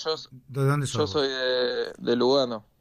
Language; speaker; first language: Spanish; native; Spanish